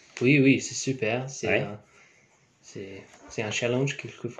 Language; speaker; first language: French; non-native, learner; English